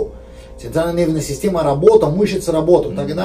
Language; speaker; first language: Russian; non-native, learner; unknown